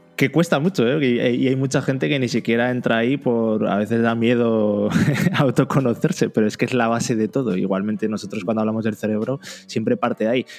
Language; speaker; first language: Spanish; native; Spanish